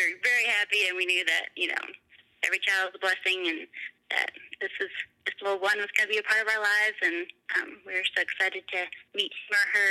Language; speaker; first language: English; native; English